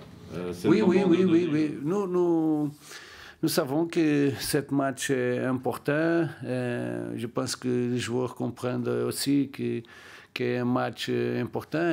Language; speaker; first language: French; non-native, learner; Portuguese